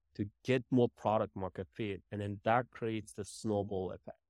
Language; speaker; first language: English; non-native, fluent; Japanese